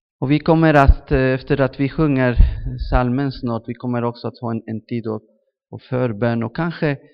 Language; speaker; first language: Swedish; non-native, fluent; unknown